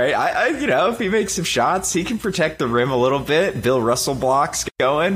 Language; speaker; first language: English; native; English